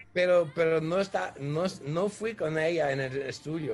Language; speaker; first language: Spanish; non-native, fluent; French